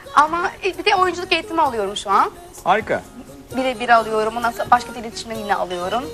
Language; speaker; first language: Turkish; non-native, fluent; German